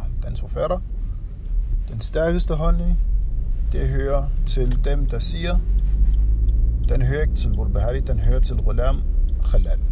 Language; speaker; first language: Danish; non-native, fluent; Arabic